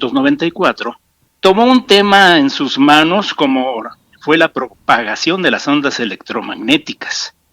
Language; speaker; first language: Spanish; native; Spanish